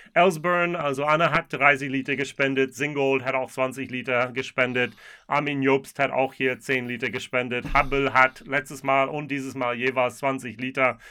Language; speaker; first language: German; non-native, fluent; English